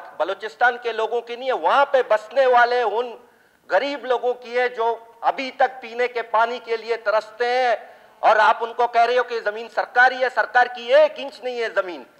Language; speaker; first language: Urdu; non-native, local second language; Baluchi